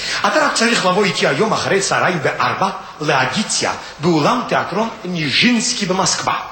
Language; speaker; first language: Hebrew; non-native, fluent; Russian